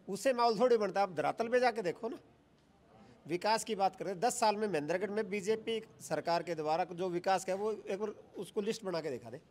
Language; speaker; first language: Hindi; native; Hindi